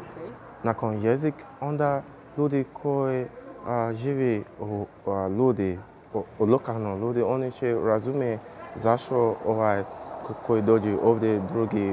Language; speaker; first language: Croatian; non-native, learner; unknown